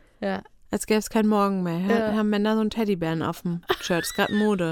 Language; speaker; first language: German; native; German